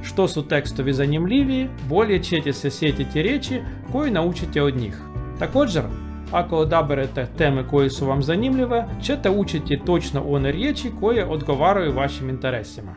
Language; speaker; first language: Croatian; non-native, learner; Russian